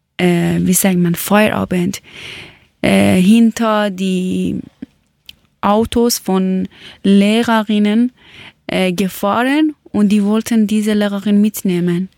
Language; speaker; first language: German; non-native, learner; Persian